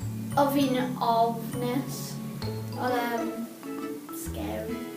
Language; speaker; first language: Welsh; non-native, local second language; English